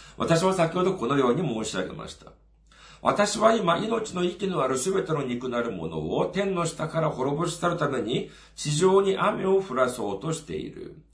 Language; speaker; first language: Japanese; non-native, fluent; Korean